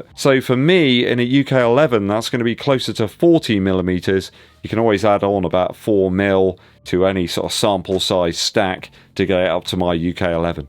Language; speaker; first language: English; native; English